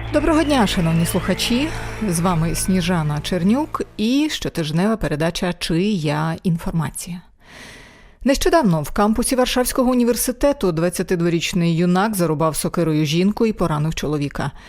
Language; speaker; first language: Ukrainian; native; Ukrainian